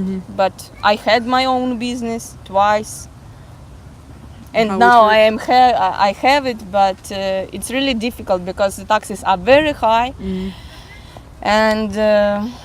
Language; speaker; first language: English; non-native, fluent; Russian